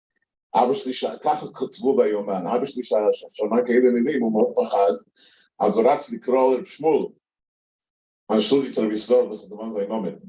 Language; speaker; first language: Hebrew; non-native, fluent; English